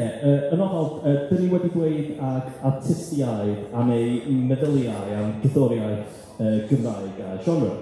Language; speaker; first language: Welsh; non-native, fluent; English